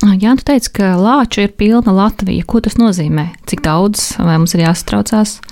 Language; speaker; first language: Latvian; native; Latvian